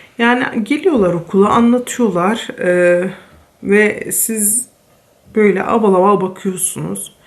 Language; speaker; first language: Turkish; early bilingual, other home language; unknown